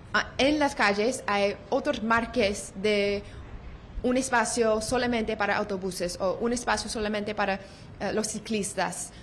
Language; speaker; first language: Spanish; non-native, learner; English